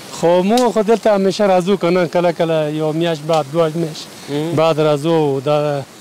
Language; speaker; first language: Pashto; non-native, local second language; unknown